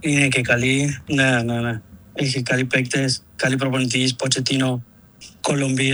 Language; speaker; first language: Greek; non-native, learner; Spanish